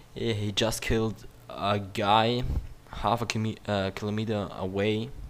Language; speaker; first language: English; non-native, learner; German